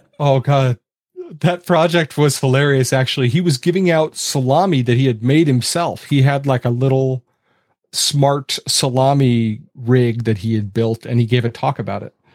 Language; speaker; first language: English; native; English